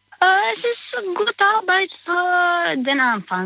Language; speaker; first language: German; non-native, learner; Romanian